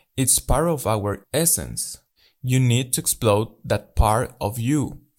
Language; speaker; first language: English; non-native, learner; Spanish